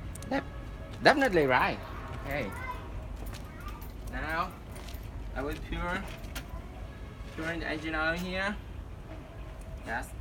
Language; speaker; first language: English; non-native, learner; Vietnamese